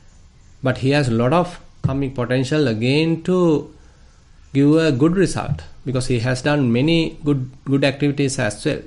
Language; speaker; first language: English; non-native, local second language; Sinhala